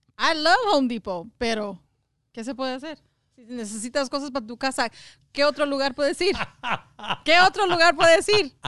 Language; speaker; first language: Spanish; early bilingual, heritage; Spanish